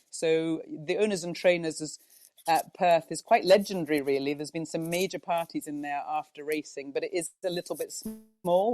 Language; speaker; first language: English; native; English